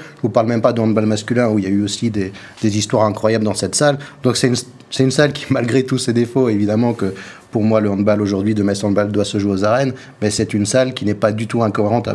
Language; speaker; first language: French; native; French